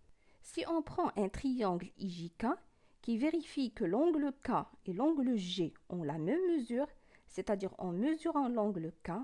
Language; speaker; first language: French; non-native, local second language; Arabic